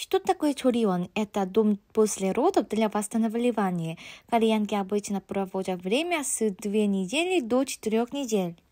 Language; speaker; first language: Russian; non-native, learner; Korean